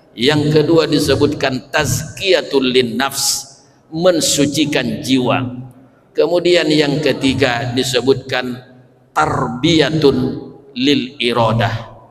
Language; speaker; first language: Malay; non-native, local second language; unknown